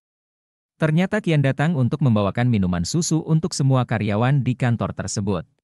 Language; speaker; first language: Indonesian; native; Indonesian